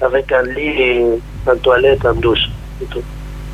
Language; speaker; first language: French; non-native, local second language; Arabic